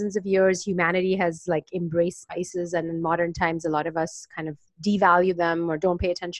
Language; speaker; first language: English; non-native, local second language; Hindi